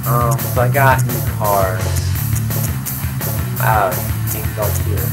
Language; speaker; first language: English; native; English